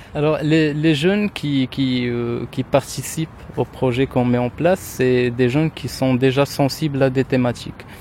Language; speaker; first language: French; non-native, local second language; Arabic